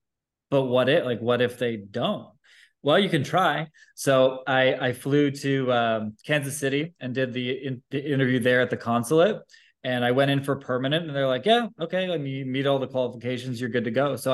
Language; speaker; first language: English; native; English